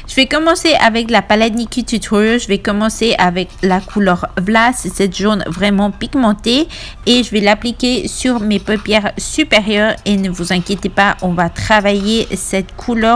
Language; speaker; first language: French; non-native, fluent; Spanish